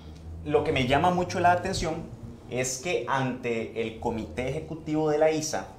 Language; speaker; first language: Spanish; native; Spanish